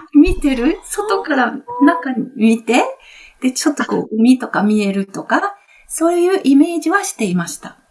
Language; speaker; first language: Japanese; non-native, fluent; Italian